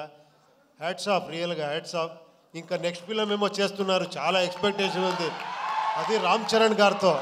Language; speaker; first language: Telugu; non-native, local second language; Kannada